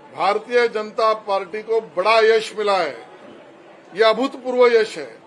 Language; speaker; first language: Hindi; non-native, local second language; Marathi